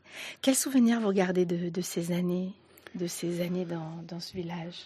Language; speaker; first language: French; native; French